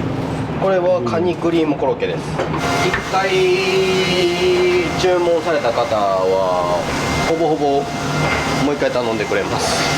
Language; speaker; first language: Japanese; native; Japanese